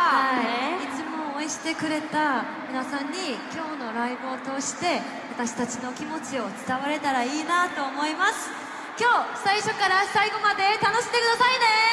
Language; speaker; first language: Japanese; non-native, fluent; Korean